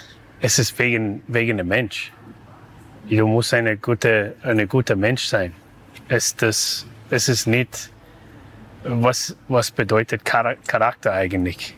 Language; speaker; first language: German; non-native, learner; English